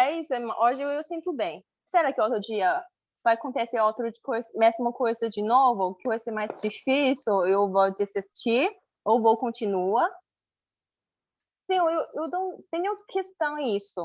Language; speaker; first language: Portuguese; non-native, learner; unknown